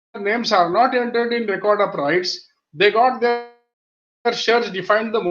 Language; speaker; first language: English; non-native, local second language; Marathi